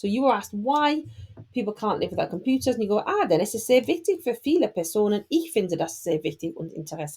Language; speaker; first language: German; non-native, fluent; English